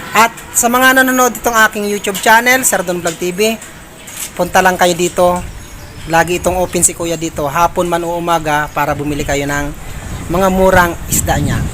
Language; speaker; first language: Filipino; native; Filipino